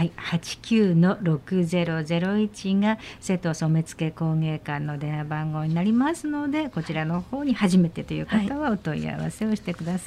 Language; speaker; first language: Japanese; native; Japanese